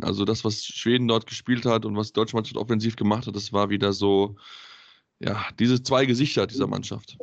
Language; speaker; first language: German; native; German